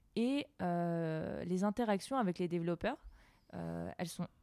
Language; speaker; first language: French; native; French